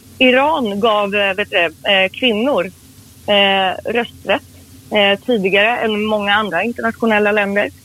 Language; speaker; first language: Swedish; early bilingual, other home language; Persian